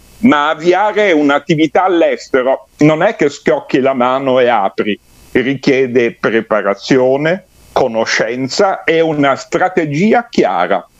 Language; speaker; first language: Italian; native; Italian